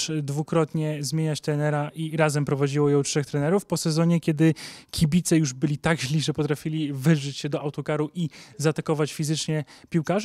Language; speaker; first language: Polish; native; Polish